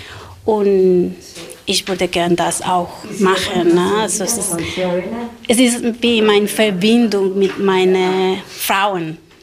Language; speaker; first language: German; non-native, learner; Spanish